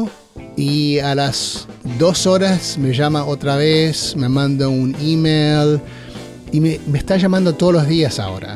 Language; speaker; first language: Spanish; native; Spanish